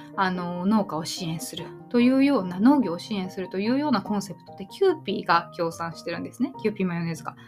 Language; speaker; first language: Japanese; native; Japanese